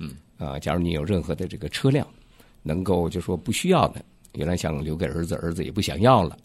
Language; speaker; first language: Chinese; native; Chinese